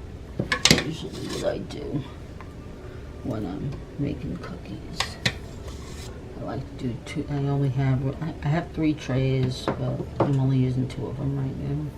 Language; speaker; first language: English; native; English